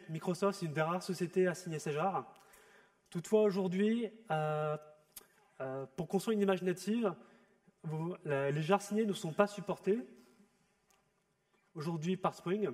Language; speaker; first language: French; native; French